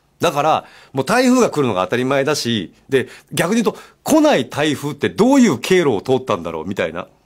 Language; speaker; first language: Japanese; native; Japanese